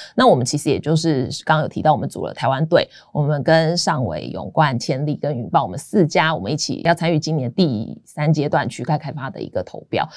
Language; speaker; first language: Chinese; native; Chinese